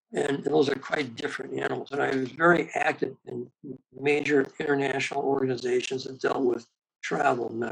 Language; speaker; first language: English; native; English